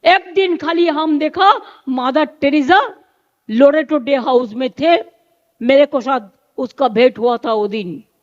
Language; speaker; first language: Hindi; non-native, local second language; Bangla